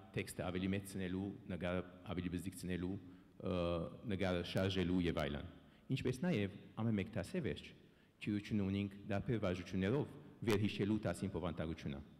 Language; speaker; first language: Armenian; early bilingual, heritage; Armenian